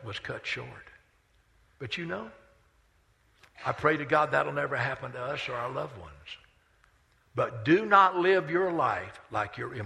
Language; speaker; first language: English; native; English